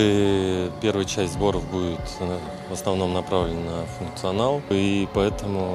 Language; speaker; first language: Russian; native; Russian